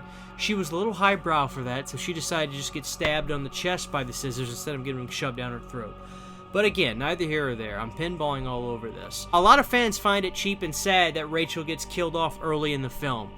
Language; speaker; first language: English; native; English